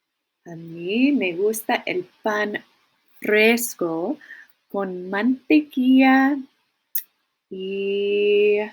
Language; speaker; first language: Spanish; non-native, fluent; English